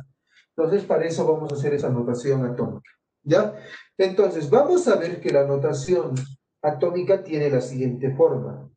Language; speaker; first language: Spanish; native; Spanish